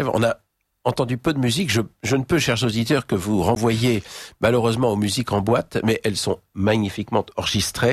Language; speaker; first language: French; native; French